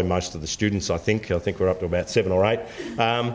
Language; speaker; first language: English; native; English